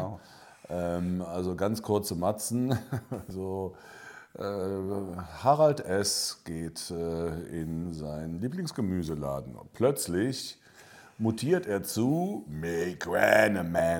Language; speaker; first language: German; native; German